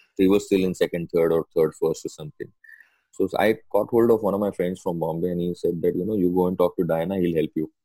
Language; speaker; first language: English; non-native, local second language; Sindhi